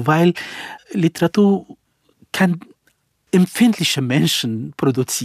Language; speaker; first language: German; non-native, fluent; Central Kurdish